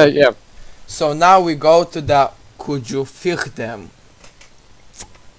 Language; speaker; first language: English; non-native, learner; Russian